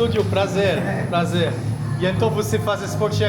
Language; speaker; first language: Portuguese; non-native, learner; French